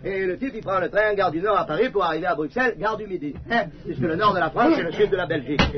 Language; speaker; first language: French; native; French